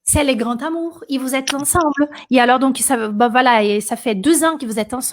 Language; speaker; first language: French; non-native, fluent; Portuguese